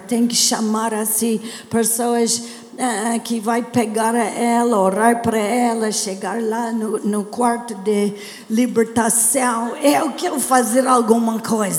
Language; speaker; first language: Portuguese; non-native, learner; English